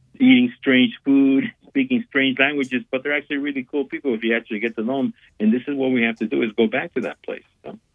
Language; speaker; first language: English; non-native, fluent; Spanish